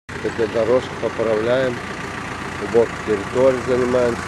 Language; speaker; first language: Russian; non-native, local second language; Uzbek